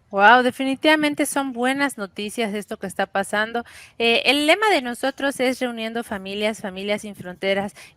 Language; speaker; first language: Spanish; native; Spanish